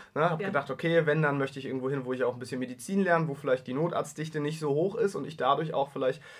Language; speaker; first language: German; native; German